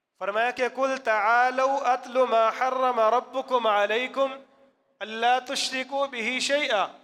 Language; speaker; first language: Urdu; non-native, local second language; Punjabi